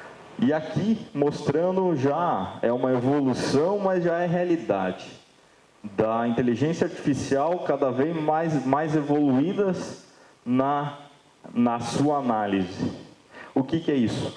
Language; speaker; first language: Portuguese; native; Portuguese